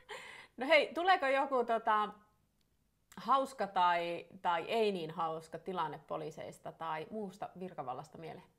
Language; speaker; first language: Finnish; native; Finnish